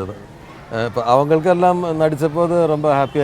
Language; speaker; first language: Tamil; non-native, fluent; Malayalam